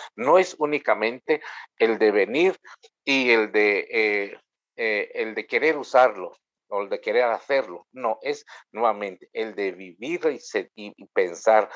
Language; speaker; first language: Spanish; non-native, local second language; Kʼicheʼ